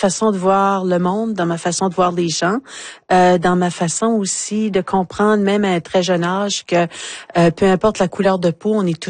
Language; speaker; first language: French; native; French